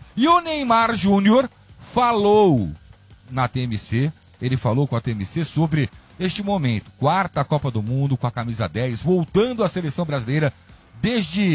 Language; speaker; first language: Portuguese; native; Portuguese